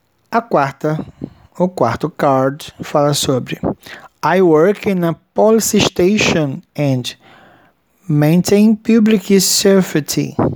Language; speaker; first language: English; non-native, fluent; Portuguese